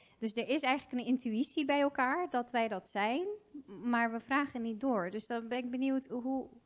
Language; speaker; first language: Dutch; early bilingual, other home language; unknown